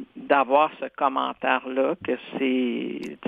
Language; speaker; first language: French; non-native, local second language; Cree